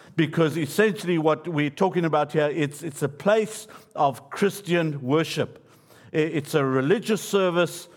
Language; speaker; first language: English; native; English